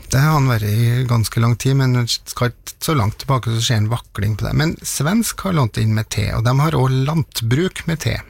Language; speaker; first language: Norwegian; native; Norwegian